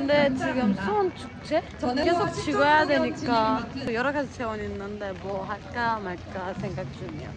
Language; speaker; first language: Korean; non-native, fluent; Turkish